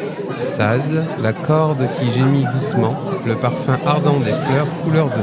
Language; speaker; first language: French; native; French